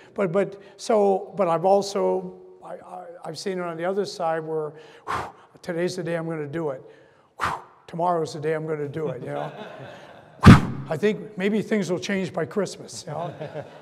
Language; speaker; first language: English; native; English